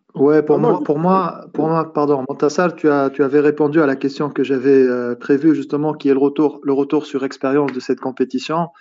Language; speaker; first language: French; native; French